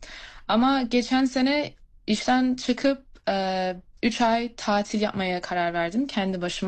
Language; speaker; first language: Turkish; early bilingual, heritage; Turkish